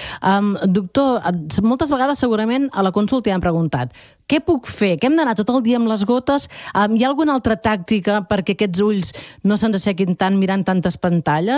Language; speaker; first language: Catalan; native; Catalan